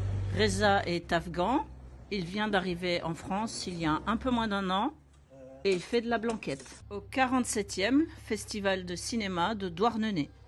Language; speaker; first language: French; non-native, learner; Arabic